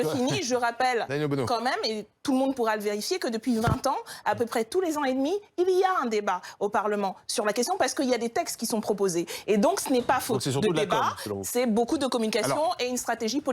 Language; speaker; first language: French; native; French